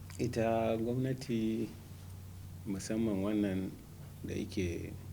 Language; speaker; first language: Hausa; native; Hausa